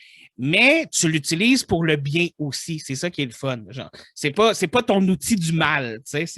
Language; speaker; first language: French; native; French